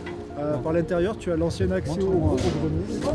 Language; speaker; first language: French; native; French